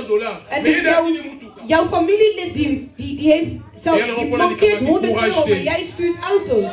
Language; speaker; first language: Dutch; non-native, learner; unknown